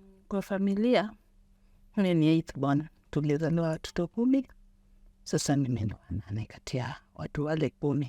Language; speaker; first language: Swahili; native; Swahili